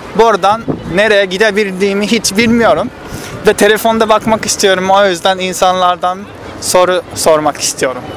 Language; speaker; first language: Turkish; non-native, learner; Japanese